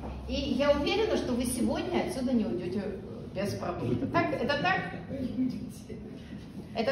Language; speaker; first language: Russian; native; Russian